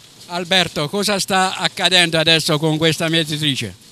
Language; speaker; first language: Italian; native; Italian